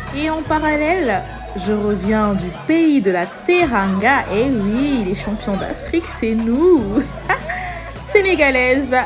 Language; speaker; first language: French; native; French